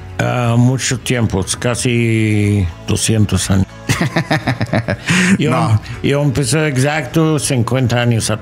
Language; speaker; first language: Spanish; non-native, learner; English